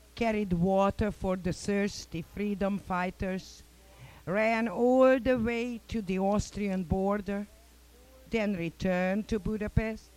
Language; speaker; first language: English; non-native, fluent; Hungarian